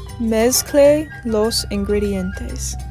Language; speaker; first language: Spanish; non-native, learner; English